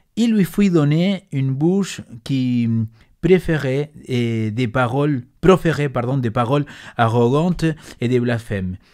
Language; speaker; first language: French; non-native, fluent; Spanish